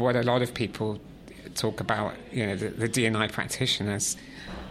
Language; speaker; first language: English; native; English